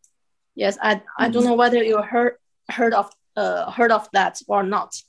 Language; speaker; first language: English; non-native, fluent; Chinese